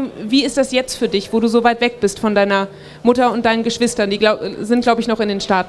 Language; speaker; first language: German; native; German